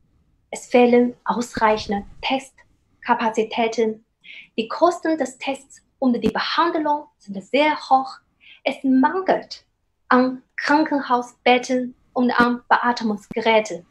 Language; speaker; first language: German; non-native, fluent; Chinese